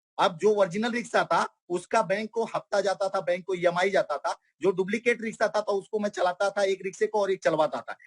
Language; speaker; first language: Hindi; non-native, local second language; Bhojpuri